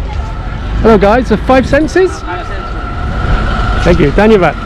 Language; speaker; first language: English; native; English